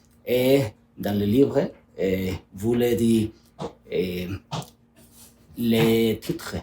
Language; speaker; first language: French; non-native, learner; Spanish